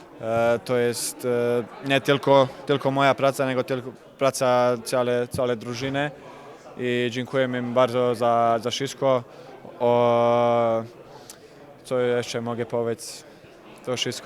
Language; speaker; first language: Polish; non-native, learner; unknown